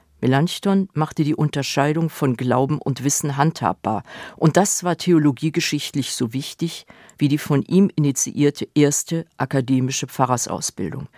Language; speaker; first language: German; native; German